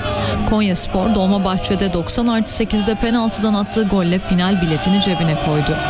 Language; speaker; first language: Turkish; native; Turkish